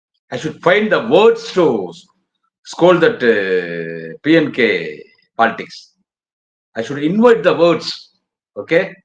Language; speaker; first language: English; non-native, local second language; Tamil